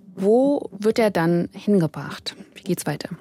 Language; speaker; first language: German; native; German